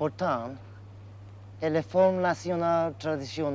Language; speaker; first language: French; non-native, learner; Japanese